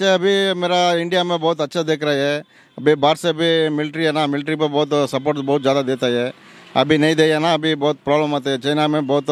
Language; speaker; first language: Hindi; non-native, local second language; Kannada